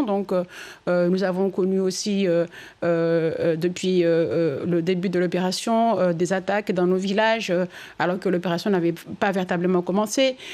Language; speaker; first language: French; non-native, local second language; Comorian